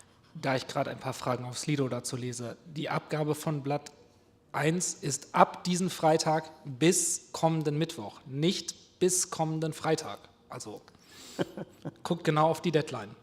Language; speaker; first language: German; native; German